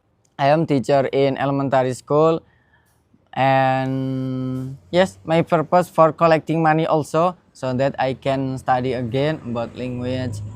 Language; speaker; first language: English; non-native, learner; Indonesian